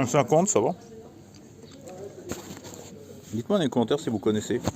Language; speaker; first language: French; native; French